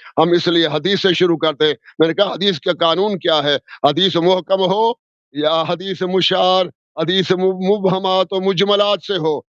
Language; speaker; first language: Urdu; non-native, local second language; Sindhi